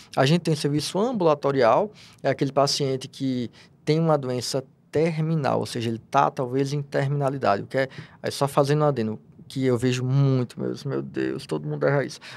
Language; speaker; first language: Portuguese; native; Portuguese